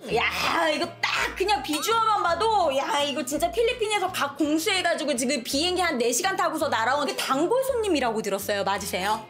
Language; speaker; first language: Korean; native; Korean